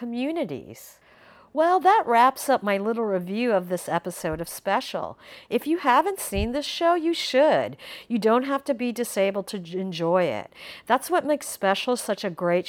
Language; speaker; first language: English; native; English